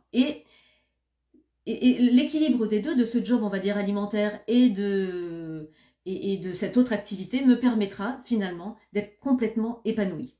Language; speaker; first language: French; native; French